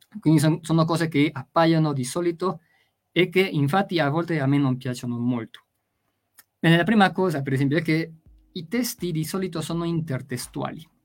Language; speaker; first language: Italian; non-native, fluent; Spanish